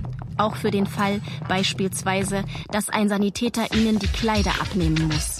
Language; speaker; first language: German; native; German